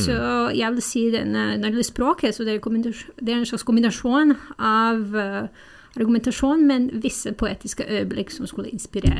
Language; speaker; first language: Norwegian; non-native, fluent; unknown